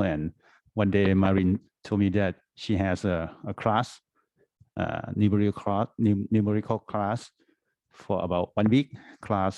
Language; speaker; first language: English; non-native, fluent; Thai